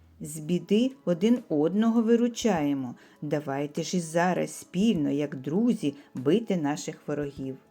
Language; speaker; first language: Ukrainian; native; Ukrainian